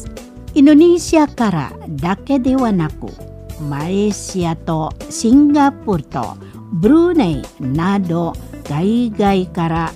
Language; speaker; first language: Japanese; non-native, learner; Indonesian